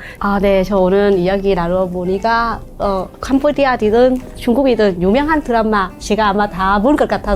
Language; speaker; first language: Korean; non-native, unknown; Vietnamese